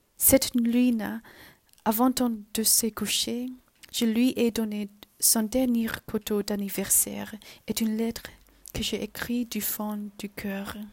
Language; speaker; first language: French; non-native, learner; Chinese